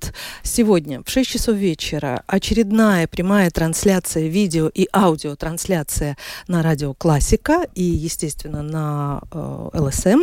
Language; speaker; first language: Russian; native; Russian